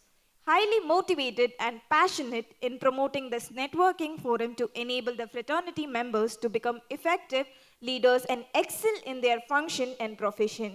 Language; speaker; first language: English; non-native, local second language; Tamil